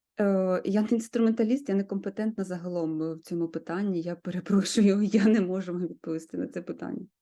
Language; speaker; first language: Ukrainian; native; Ukrainian